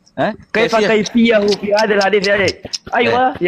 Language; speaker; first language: Arabic; non-native, learner; Indonesian